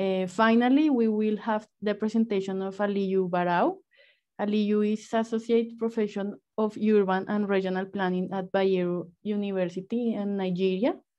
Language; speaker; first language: English; non-native, fluent; Spanish